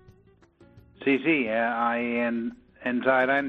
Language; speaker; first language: Spanish; non-native, learner; English